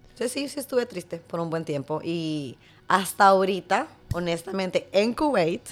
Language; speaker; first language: Spanish; native; Spanish